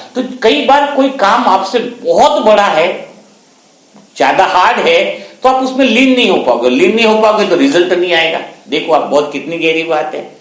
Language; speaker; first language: Hindi; non-native, local second language; Gujarati